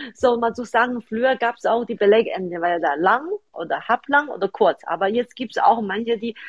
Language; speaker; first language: German; non-native, fluent; Chinese